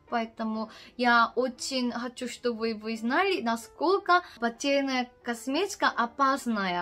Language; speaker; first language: Russian; non-native, learner; Korean